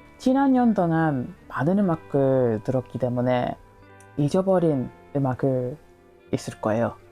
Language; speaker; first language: Korean; non-native, learner; English